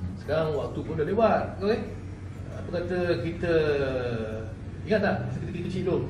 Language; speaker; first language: Malay; native; Malay